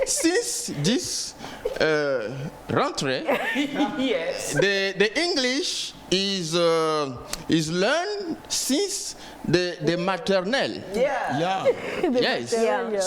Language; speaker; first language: English; non-native, learner; French